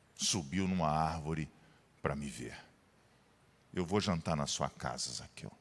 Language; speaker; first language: Portuguese; native; Portuguese